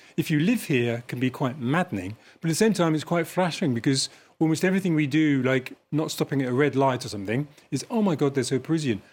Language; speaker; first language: English; native; English